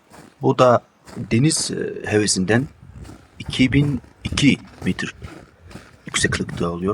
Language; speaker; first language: Turkish; non-native, fluent; Mongolian